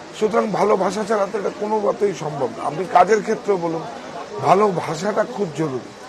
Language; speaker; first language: Bangla; native; Bangla